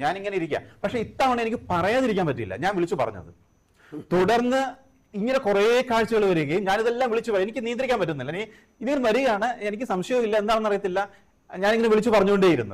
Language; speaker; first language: Malayalam; native; Malayalam